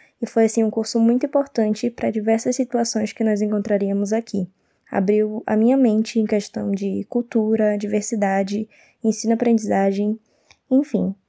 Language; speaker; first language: Portuguese; native; Portuguese